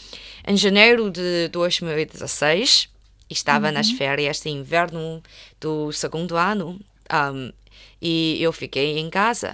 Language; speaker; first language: Portuguese; non-native, fluent; Chinese